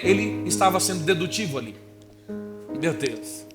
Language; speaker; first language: Portuguese; native; Portuguese